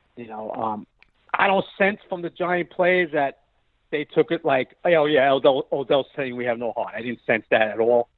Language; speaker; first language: English; native; English